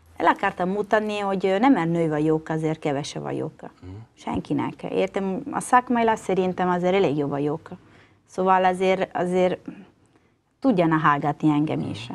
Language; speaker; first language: Hungarian; non-native, learner; Italian